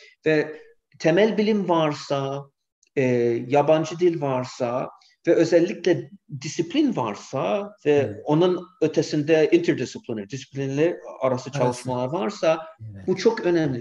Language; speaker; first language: Turkish; non-native, fluent; English